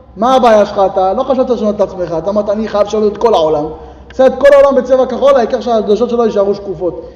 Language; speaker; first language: Hebrew; native; Hebrew